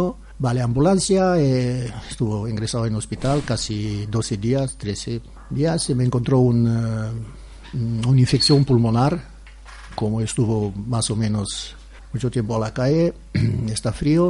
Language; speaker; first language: Spanish; non-native, learner; Romanian